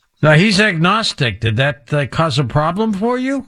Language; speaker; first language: English; native; English